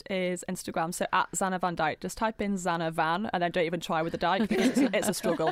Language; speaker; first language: English; native; English